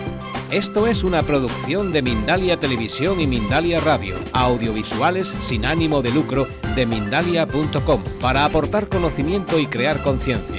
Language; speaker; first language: Spanish; native; Spanish